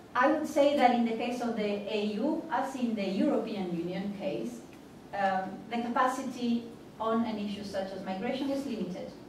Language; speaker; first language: English; non-native, fluent; Spanish